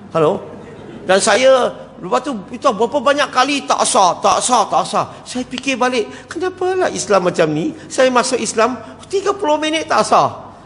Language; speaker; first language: Malay; non-native, local second language; Chinese